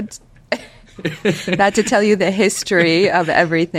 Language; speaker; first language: English; non-native, fluent; Albanian